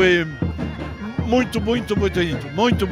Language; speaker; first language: Portuguese; non-native, learner; French